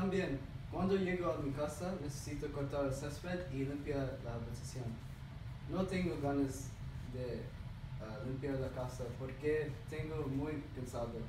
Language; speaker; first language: Spanish; non-native, learner; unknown